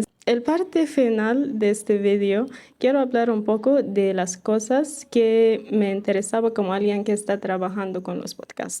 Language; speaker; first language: Spanish; non-native, fluent; Arabic